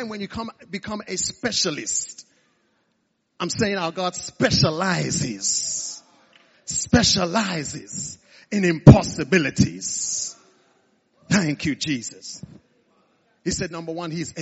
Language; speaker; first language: English; non-native, local second language; Igbo